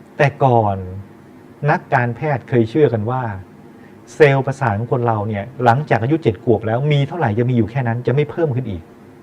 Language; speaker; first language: Thai; native; Thai